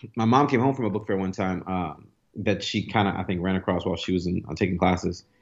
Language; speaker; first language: English; native; English